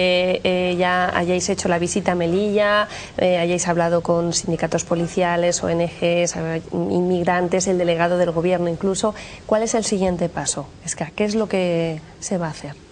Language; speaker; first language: Spanish; native; Spanish